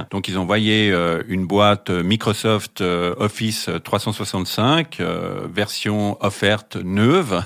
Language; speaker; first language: French; native; French